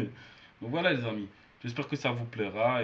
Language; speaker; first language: French; native; French